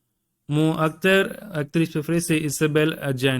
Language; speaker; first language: French; non-native, learner; Tamil